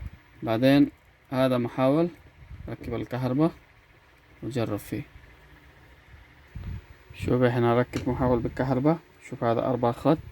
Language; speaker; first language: Arabic; non-native, learner; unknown